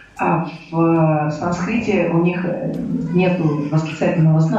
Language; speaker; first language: Russian; native; Russian